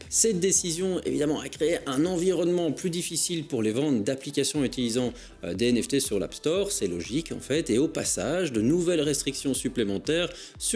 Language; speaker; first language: French; native; French